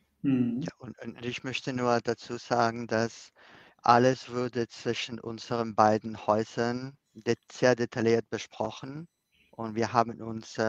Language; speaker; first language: German; non-native, fluent; Spanish